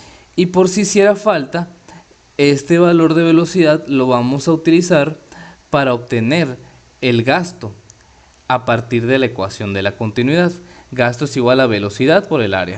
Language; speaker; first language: Spanish; native; Spanish